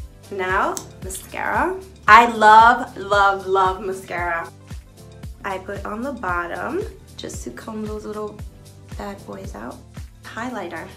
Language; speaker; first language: English; early bilingual, other home language; Spanish